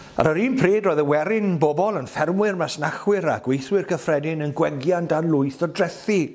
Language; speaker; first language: Welsh; native; Welsh